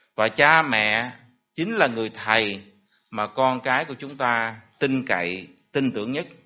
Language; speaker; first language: Vietnamese; native; Vietnamese